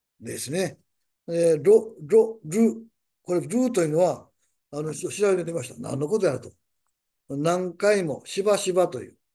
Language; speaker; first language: Japanese; native; Japanese